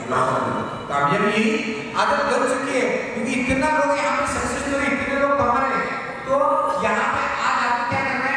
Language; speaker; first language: Hindi; non-native, local second language; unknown